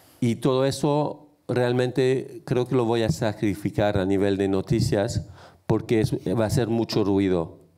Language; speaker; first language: Spanish; non-native, fluent; French